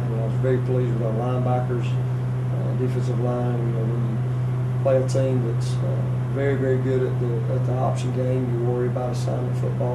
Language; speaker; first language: English; native; English